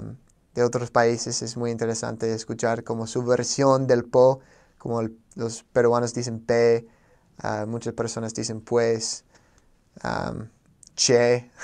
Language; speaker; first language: Spanish; non-native, fluent; English